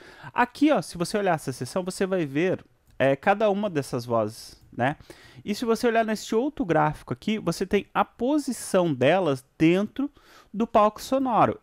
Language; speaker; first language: Portuguese; native; Portuguese